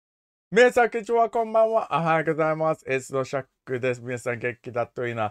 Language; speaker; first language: Japanese; non-native, learner; English